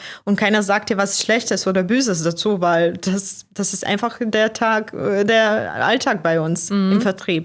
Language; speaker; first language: German; non-native, fluent; Croatian